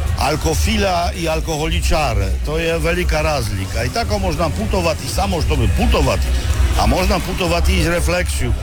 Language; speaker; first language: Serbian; non-native, fluent; Polish